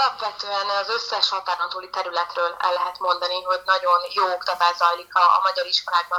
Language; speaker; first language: Hungarian; native; Hungarian